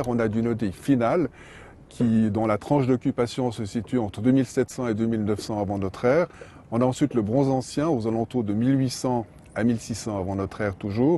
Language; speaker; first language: French; native; French